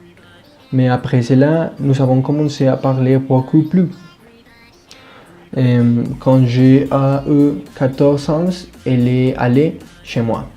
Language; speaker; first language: French; non-native, learner; Spanish